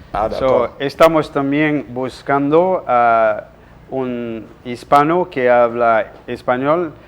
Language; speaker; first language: Spanish; non-native, local second language; Haitian Creole